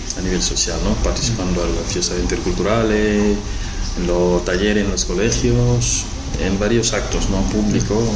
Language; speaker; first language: Spanish; non-native, fluent; Wolof